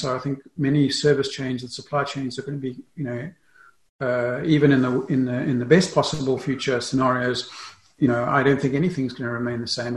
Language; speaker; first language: English; native; English